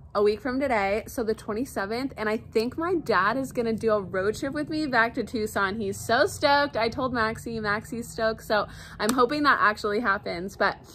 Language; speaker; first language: English; native; English